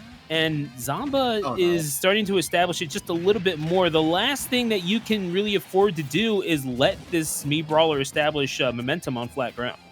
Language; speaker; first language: English; native; English